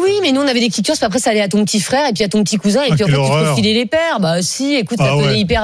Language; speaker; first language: French; native; French